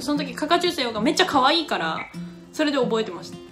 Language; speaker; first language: Korean; non-native, learner; Japanese